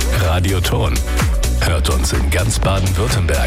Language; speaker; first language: German; native; German